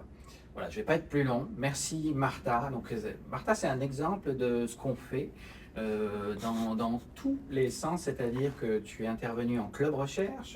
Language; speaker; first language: French; native; French